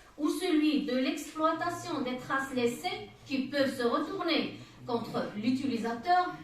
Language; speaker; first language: French; non-native, local second language; Arabic